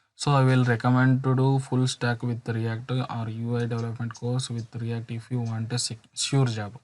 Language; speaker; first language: English; non-native, local second language; Kannada